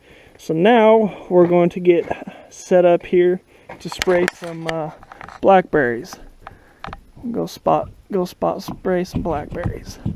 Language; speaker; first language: English; native; English